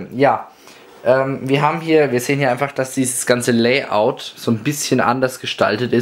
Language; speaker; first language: German; native; German